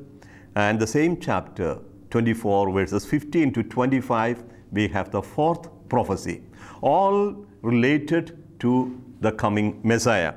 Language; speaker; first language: English; non-native, local second language; Malayalam